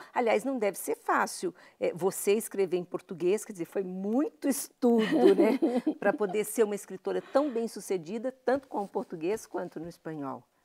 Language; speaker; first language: Portuguese; native; Portuguese